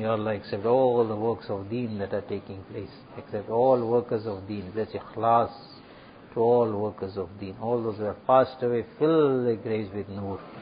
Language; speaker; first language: English; native; English